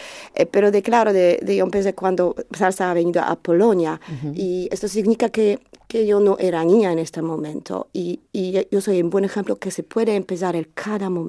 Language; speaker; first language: Spanish; non-native, learner; Polish